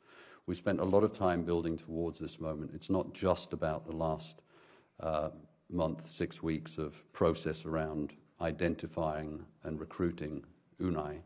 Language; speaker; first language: English; native; English